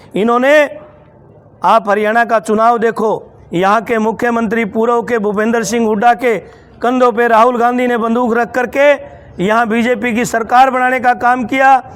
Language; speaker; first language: Hindi; native; Hindi